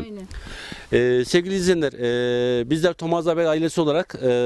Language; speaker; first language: Turkish; native; Turkish